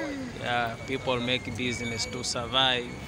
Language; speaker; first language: English; non-native, fluent; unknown